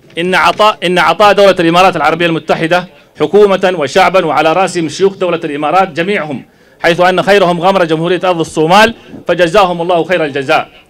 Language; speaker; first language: Arabic; non-native, local second language; Somali